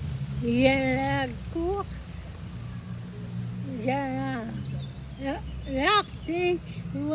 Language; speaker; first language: French; non-native, learner; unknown